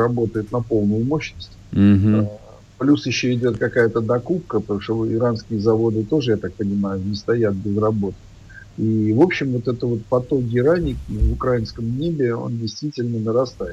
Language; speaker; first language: Russian; native; Russian